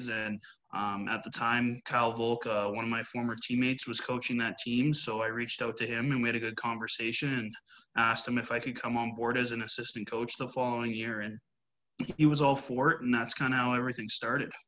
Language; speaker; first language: English; native; English